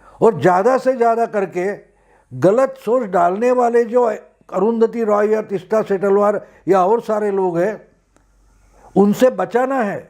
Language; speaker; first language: Hindi; non-native, local second language; Marathi